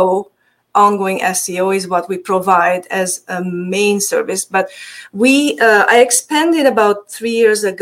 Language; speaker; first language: English; non-native, fluent; Hungarian